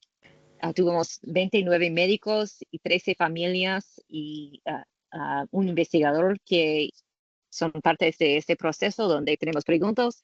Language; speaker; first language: Spanish; non-native, learner; English